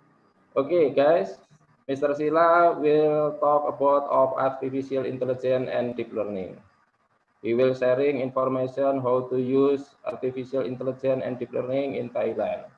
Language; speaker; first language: English; non-native, local second language; Indonesian